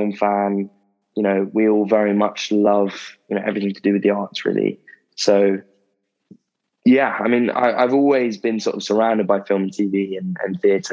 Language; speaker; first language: English; native; English